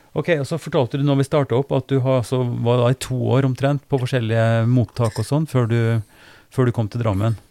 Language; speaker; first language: Norwegian; native; Norwegian